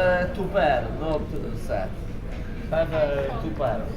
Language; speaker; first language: English; non-native, learner; Polish